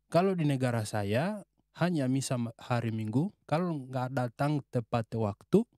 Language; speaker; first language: Indonesian; non-native, fluent; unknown